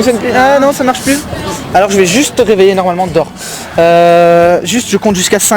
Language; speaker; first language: French; native; French